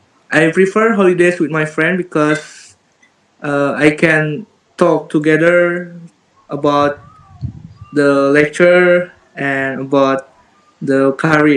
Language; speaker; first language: English; non-native, learner; Indonesian